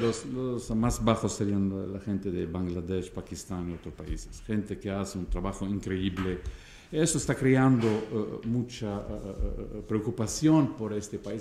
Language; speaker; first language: Spanish; non-native, fluent; Arabic